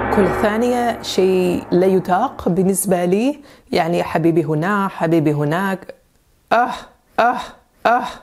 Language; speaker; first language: Arabic; non-native, fluent; French